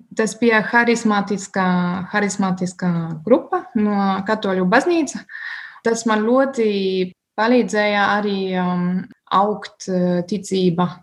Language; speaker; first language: Latvian; non-native, learner; German